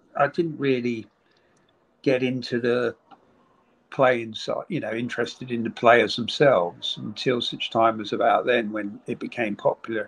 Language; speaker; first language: English; native; English